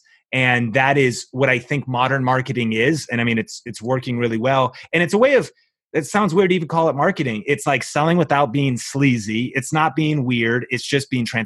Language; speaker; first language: English; native; English